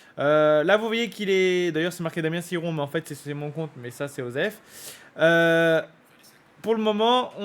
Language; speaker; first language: French; native; French